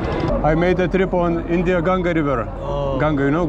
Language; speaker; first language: English; non-native, learner; Lithuanian